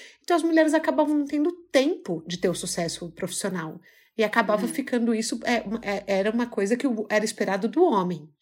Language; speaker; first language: Portuguese; native; Portuguese